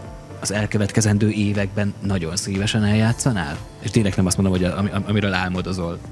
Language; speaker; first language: Hungarian; native; Hungarian